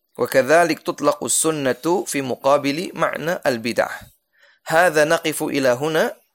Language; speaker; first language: Arabic; non-native, fluent; Indonesian